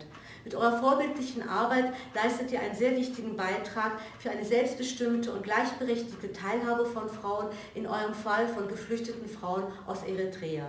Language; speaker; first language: German; native; German